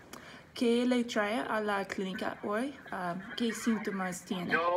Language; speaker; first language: Spanish; non-native, learner; English